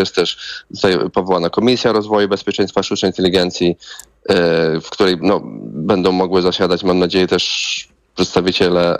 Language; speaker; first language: Polish; native; Polish